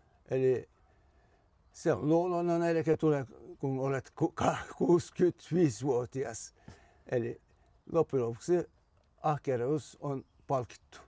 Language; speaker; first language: Finnish; non-native, fluent; Turkish